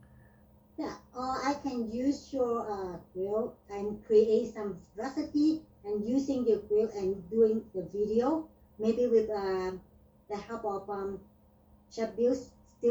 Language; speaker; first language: English; non-native, learner; Vietnamese